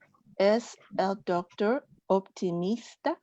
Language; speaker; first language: Spanish; non-native, learner; English